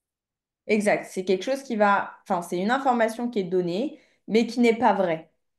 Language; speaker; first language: French; native; French